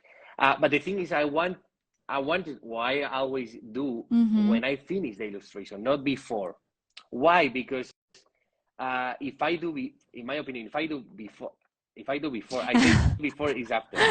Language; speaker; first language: English; non-native, learner; Spanish